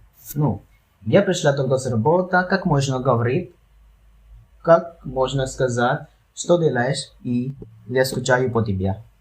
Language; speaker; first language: Russian; non-native, learner; Hindi